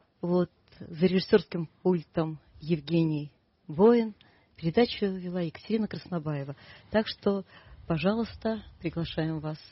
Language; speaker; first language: Russian; native; Russian